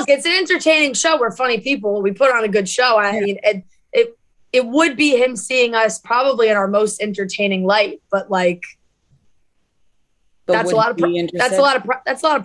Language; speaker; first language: English; native; English